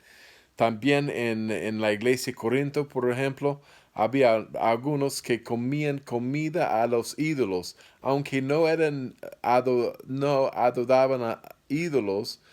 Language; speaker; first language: Spanish; non-native, fluent; English